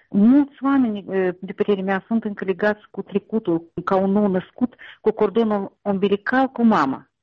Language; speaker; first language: Romanian; non-native, local second language; Russian